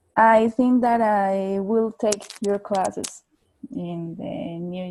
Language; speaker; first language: English; non-native, learner; Spanish